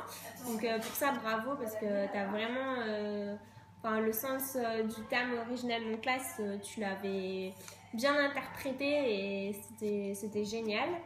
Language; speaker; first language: French; native; French